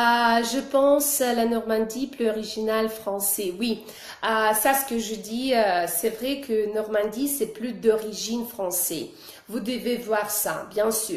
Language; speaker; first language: French; non-native, fluent; Russian